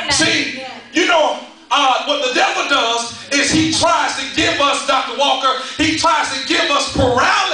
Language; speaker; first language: English; native; English